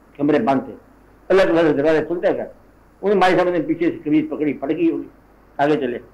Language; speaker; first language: Urdu; non-native, local second language; Punjabi